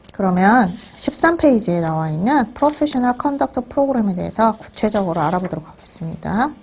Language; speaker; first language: Korean; native; Korean